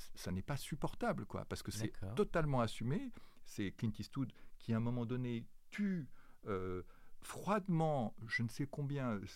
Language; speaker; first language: French; native; French